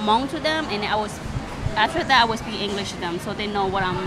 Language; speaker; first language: English; non-native, learner; Thai